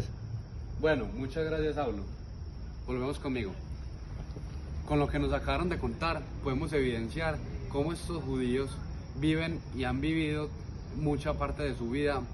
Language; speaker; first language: Spanish; native; Spanish